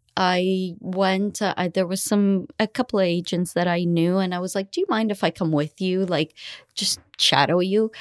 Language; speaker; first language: English; early bilingual, other home language; Arabic